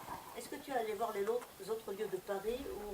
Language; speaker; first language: French; native; French